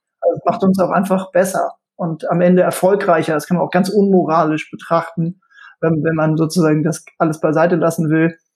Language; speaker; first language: German; native; German